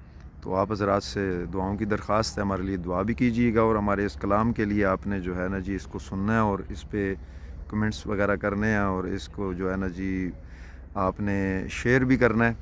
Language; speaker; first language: Urdu; native; Urdu